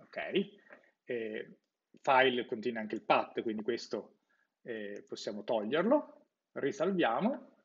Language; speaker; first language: Italian; native; Italian